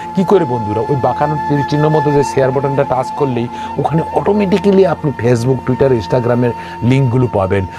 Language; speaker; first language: Bangla; non-native, local second language; Kok Borok